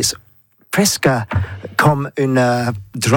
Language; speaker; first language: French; non-native, learner; English